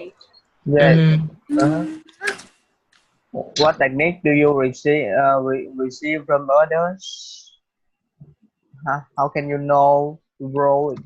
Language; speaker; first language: English; non-native, learner; Vietnamese